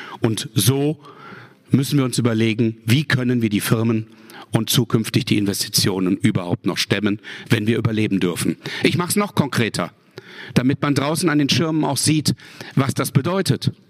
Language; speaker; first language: German; native; German